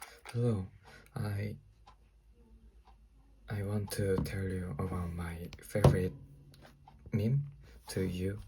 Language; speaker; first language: English; non-native, learner; Korean